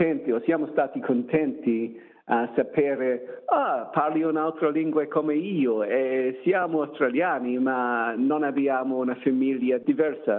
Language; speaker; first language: Italian; non-native, learner; English